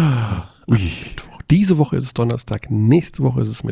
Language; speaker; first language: German; native; German